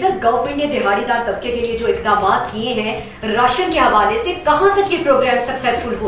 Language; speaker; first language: Urdu; native; Urdu